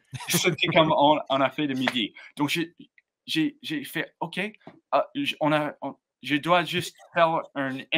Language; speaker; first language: French; non-native, learner; English